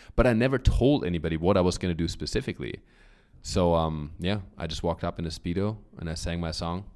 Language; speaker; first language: English; non-native, fluent; German